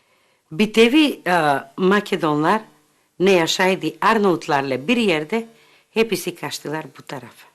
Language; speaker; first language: Turkish; early bilingual, heritage; Turkish